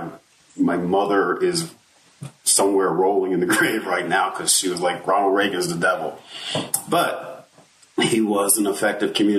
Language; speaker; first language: English; native; English